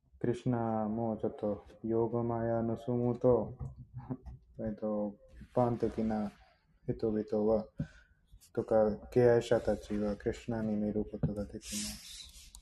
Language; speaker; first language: Japanese; non-native, learner; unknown